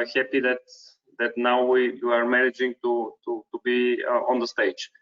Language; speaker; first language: English; non-native, fluent; Bulgarian